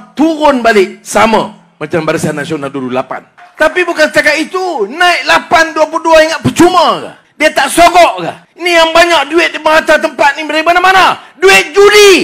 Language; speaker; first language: Malay; native; Malay